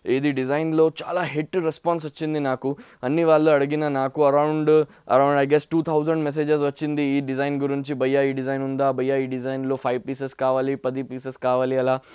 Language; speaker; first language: Telugu; non-native, local second language; Hindi